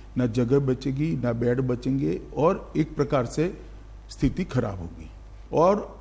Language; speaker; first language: Hindi; non-native, local second language; Gujarati